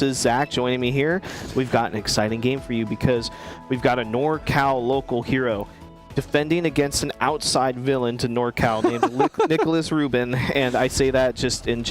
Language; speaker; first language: English; native; English